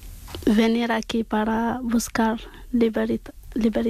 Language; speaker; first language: Spanish; non-native, learner; Arabic